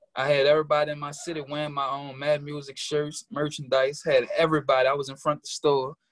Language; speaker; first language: English; native; English